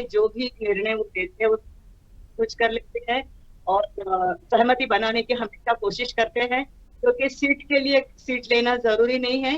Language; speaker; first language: Hindi; non-native, local second language; Marathi